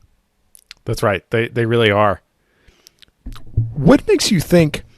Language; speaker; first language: English; native; English